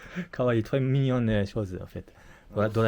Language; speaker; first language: French; non-native, learner; Japanese